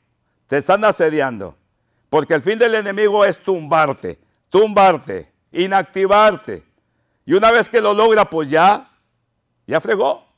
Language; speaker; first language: Spanish; native; Spanish